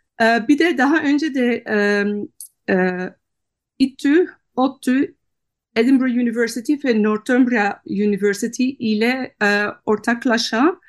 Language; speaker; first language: Turkish; non-native, fluent; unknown